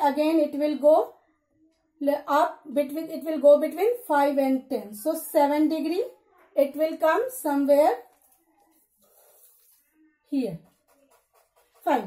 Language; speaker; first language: English; non-native, local second language; Hindi